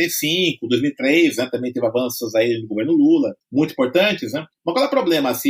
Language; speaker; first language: Portuguese; native; Portuguese